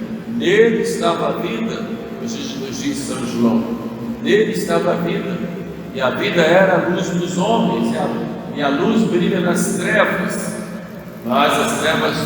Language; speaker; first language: Portuguese; native; Portuguese